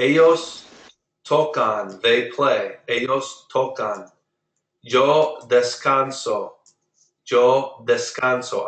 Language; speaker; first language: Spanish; non-native, fluent; English